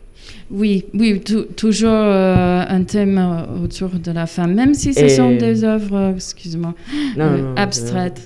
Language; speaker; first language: French; non-native, fluent; English